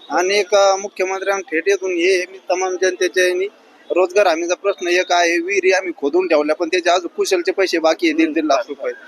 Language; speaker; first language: Marathi; native; Marathi